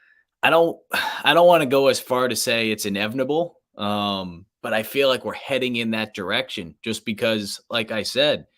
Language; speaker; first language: English; native; English